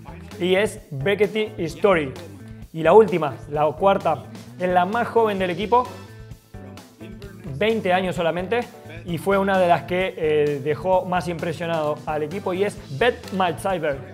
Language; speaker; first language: Spanish; native; Spanish